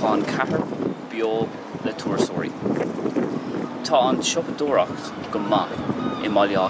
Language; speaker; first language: Irish; non-native, local second language; English